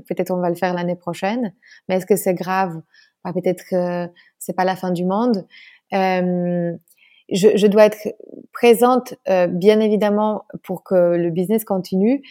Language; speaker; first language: French; non-native, fluent; Polish